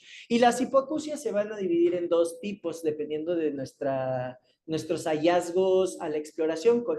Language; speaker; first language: Spanish; native; Spanish